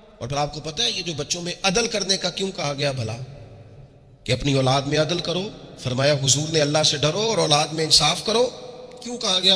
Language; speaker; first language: Urdu; non-native, local second language; Punjabi